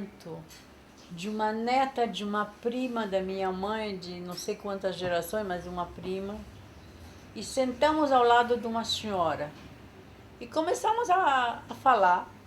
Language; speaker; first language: Portuguese; non-native, fluent; Polish